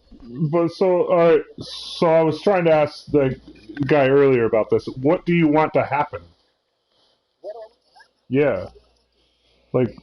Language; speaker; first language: English; native; English